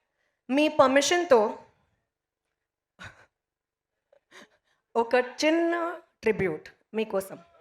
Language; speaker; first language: Telugu; non-native, learner; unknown